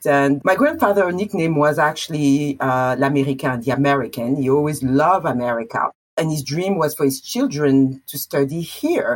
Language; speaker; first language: English; non-native, fluent; French